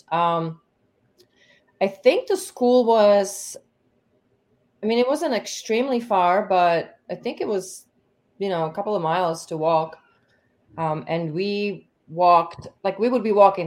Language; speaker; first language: English; non-native, fluent; Czech